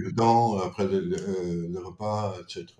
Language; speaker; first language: French; non-native, fluent; Dutch